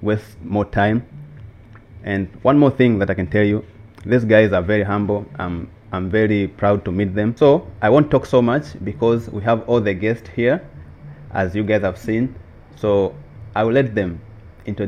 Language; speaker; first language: English; non-native, local second language; Swahili